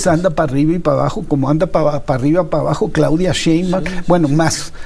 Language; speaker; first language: Spanish; native; Spanish